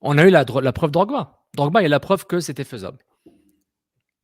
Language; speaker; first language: French; native; French